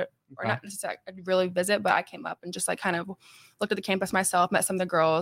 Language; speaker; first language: English; native; English